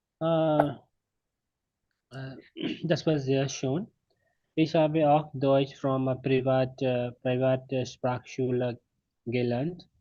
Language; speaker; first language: German; non-native, learner; Hindi